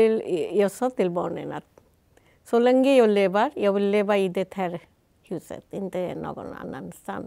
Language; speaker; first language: Swedish; non-native, fluent; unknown